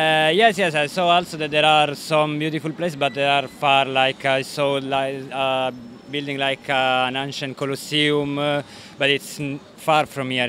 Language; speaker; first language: English; non-native, fluent; Italian